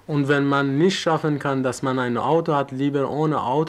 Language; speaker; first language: German; non-native, fluent; Persian